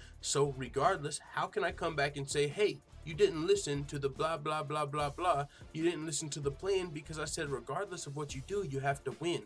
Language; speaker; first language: English; native; English